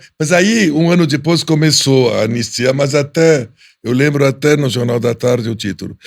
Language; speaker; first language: Portuguese; early bilingual, heritage; Portuguese